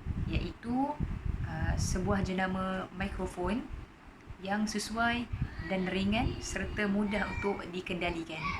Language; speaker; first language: Malay; native; Malay